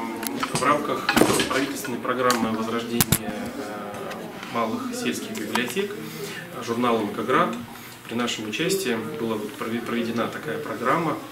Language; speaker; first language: Russian; native; Russian